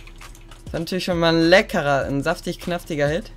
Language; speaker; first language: German; native; German